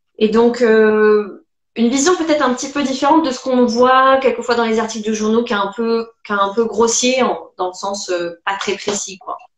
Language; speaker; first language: French; native; French